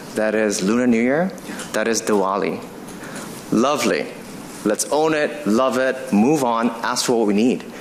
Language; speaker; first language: English; non-native, fluent; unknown